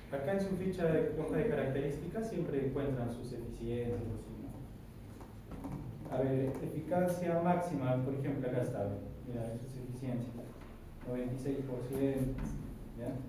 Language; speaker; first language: Spanish; native; Spanish